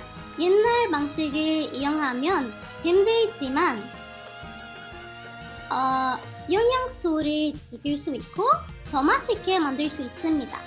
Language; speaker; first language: Korean; non-native, fluent; Arabic